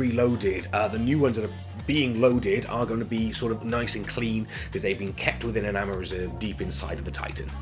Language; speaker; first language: English; native; English